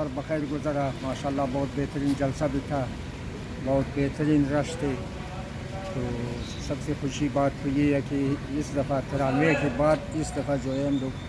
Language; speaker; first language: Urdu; non-native, local second language; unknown